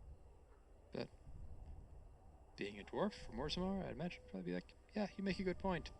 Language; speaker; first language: English; native; English